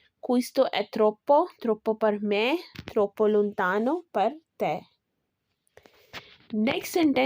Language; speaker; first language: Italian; non-native, fluent; Urdu